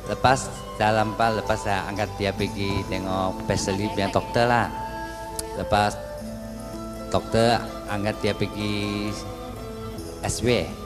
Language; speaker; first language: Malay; non-native, local second language; Chinese